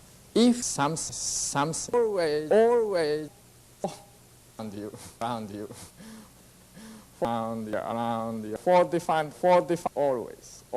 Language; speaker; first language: English; non-native, learner; Japanese